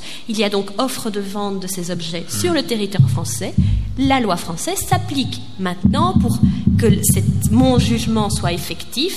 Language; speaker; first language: French; native; French